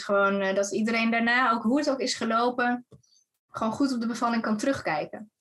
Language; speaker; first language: Dutch; native; Dutch